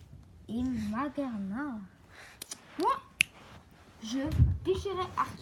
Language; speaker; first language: French; native; French